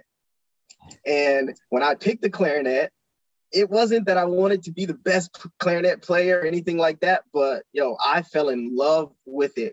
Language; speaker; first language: English; native; English